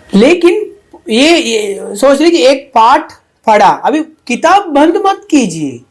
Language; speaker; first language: Hindi; non-native, fluent; Sinhala